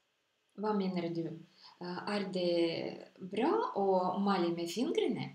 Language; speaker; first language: Norwegian; non-native, fluent; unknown